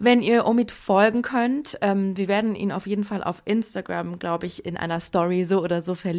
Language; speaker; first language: German; early bilingual, other home language; Persian